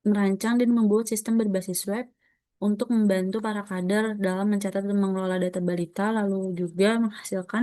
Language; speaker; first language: Indonesian; native; Indonesian